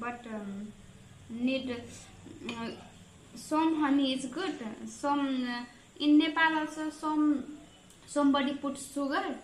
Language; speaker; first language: English; non-native, learner; Nepali